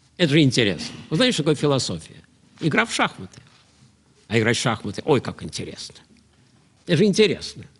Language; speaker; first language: Russian; native; Russian